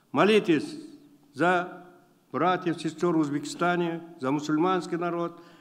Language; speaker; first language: Russian; non-native, local second language; Uzbek